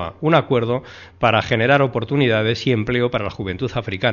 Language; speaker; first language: Spanish; native; Spanish